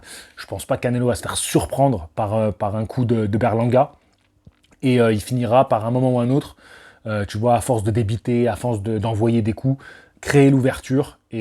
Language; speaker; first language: French; native; French